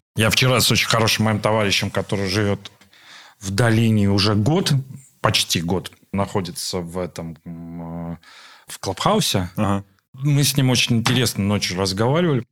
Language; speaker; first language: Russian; non-native, local second language; Armenian